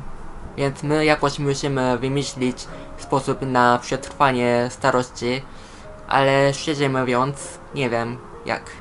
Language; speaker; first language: Polish; non-native, fluent; Japanese